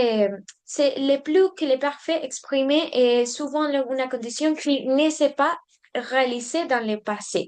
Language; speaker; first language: French; non-native, learner; Spanish